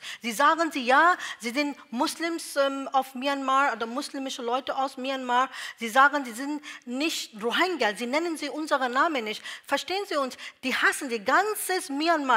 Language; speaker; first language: German; non-native, learner; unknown